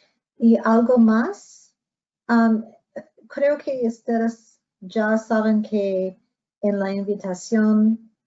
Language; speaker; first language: Spanish; non-native, fluent; English